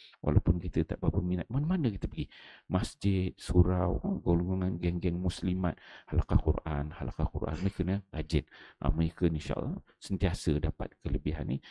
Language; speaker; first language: Malay; native; Malay